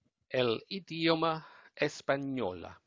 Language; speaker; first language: Spanish; non-native, learner; English